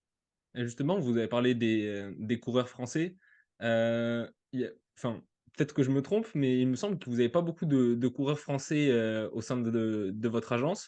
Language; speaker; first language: French; native; French